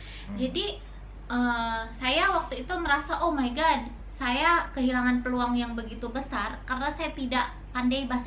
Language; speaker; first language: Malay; non-native, local second language; Sundanese